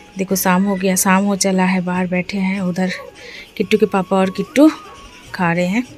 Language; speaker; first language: Hindi; non-native, local second language; Bangla